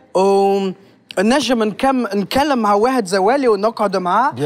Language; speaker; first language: Arabic; early bilingual, other home language; French